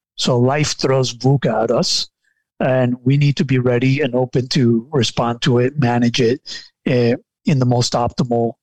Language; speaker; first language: English; non-native, fluent; Spanish